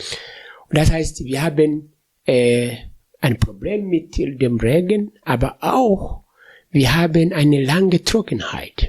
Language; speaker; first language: German; non-native, fluent; Swahili